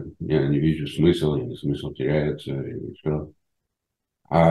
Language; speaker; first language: Russian; non-native, fluent; English